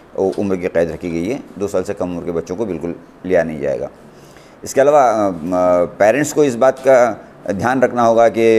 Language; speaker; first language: Hindi; non-native, local second language; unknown